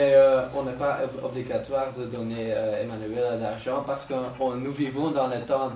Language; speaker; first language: French; non-native, learner; Dutch